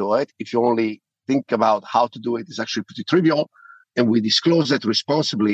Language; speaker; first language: English; non-native, fluent; Italian